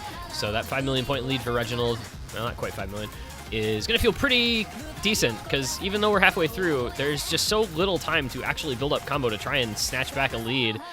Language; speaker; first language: English; native; English